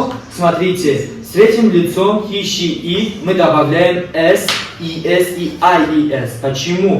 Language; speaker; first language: Russian; non-native, local second language; Tajik